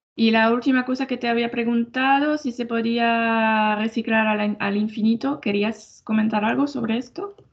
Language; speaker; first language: Spanish; non-native, fluent; French